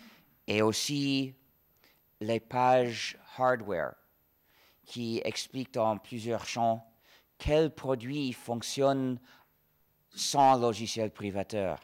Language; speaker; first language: French; non-native, fluent; English